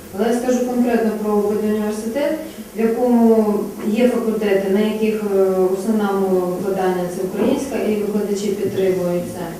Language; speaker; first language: Ukrainian; native; Ukrainian